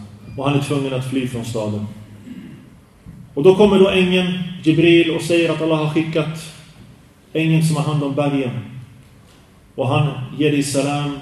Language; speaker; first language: Swedish; early bilingual, other home language; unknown